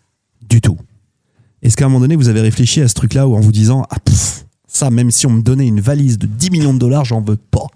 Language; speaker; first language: French; native; French